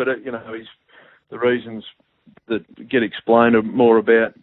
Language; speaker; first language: English; native; English